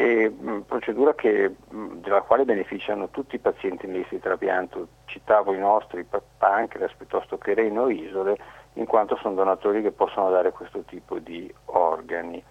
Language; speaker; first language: Italian; native; Italian